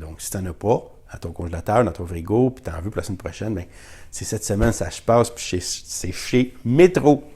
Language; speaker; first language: French; native; French